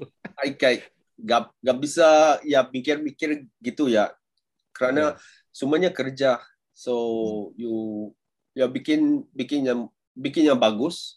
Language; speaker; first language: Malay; non-native, local second language; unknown